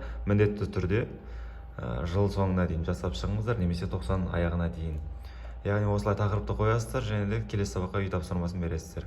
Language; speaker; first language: Kazakh; native; Kazakh